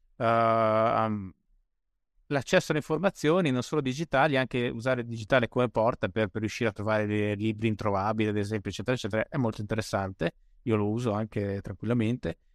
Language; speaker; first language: Italian; native; Italian